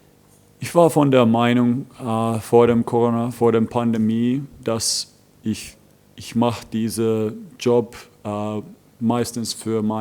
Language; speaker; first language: German; non-native, fluent; Finnish